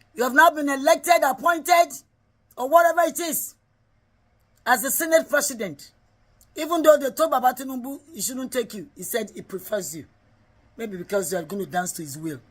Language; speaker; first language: English; non-native, local second language; Yoruba